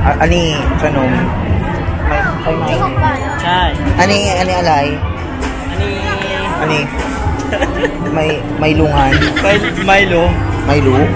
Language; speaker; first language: Thai; non-native, learner; Filipino